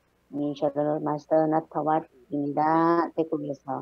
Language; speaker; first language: Korean; non-native, learner; Thai